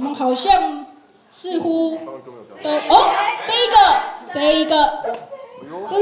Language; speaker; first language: Chinese; native; Chinese